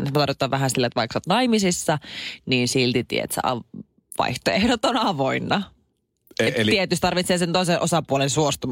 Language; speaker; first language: Finnish; native; Finnish